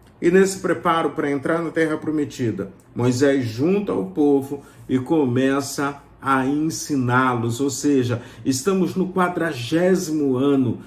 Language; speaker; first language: Portuguese; native; Portuguese